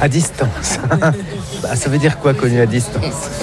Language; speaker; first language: French; native; French